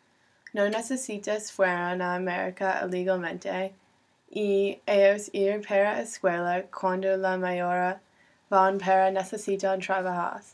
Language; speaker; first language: Spanish; non-native, learner; English